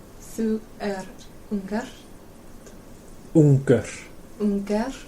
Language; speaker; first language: Icelandic; non-native, learner; English